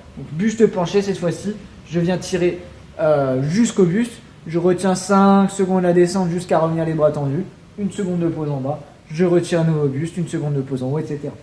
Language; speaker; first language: French; native; French